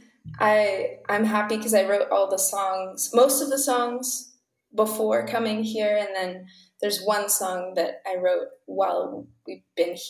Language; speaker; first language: English; native; English